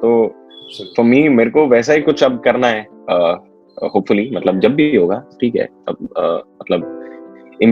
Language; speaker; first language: Hindi; native; Hindi